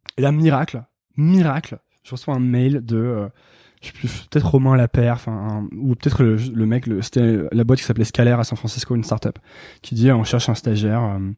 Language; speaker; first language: French; native; French